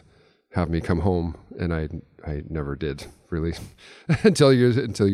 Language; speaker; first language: English; native; English